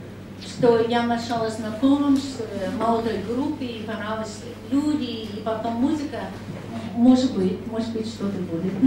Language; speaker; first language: Russian; non-native, learner; English